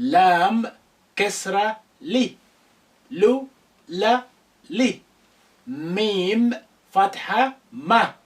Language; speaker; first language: Arabic; non-native, fluent; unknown